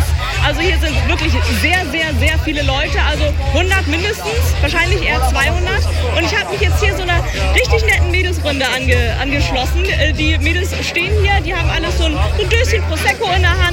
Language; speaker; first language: German; native; German